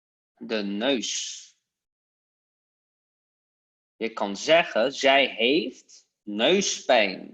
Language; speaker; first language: Dutch; non-native, fluent; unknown